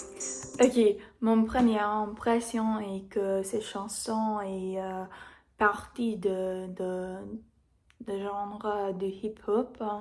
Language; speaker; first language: French; non-native, learner; English